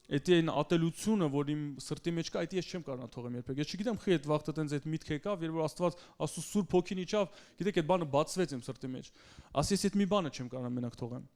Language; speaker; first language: Armenian; early bilingual, heritage; Russian